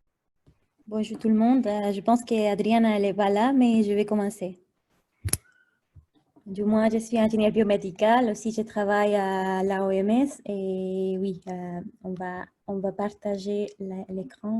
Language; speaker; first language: French; non-native, fluent; Spanish